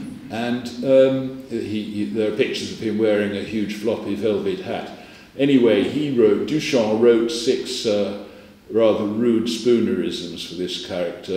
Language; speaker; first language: English; native; English